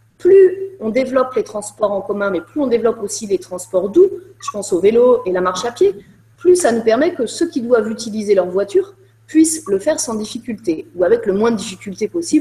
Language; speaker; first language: French; native; French